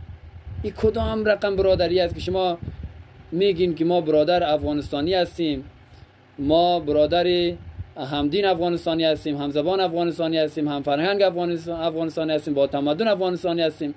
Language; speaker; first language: Persian; native; Persian